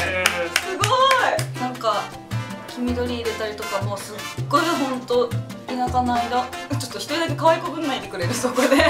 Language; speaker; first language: Japanese; native; Japanese